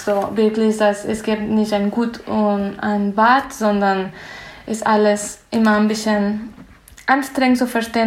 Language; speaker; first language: German; non-native, fluent; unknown